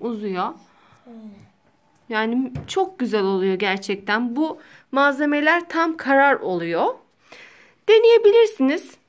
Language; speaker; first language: Turkish; native; Turkish